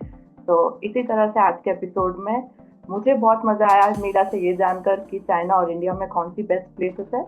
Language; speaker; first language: Hindi; native; Hindi